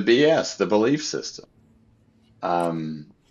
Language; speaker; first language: English; native; English